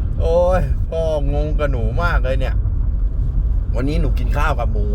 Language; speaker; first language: Thai; native; Thai